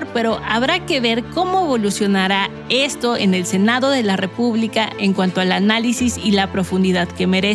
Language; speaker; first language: Spanish; native; Spanish